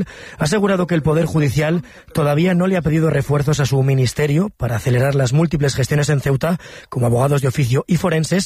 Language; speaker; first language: Spanish; native; Spanish